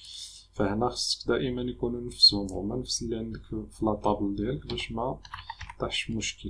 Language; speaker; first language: Arabic; native; Arabic